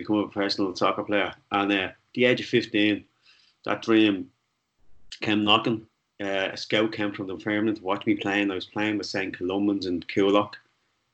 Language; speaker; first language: English; native; English